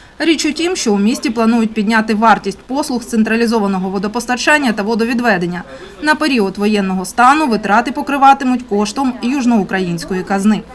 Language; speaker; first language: Ukrainian; native; Ukrainian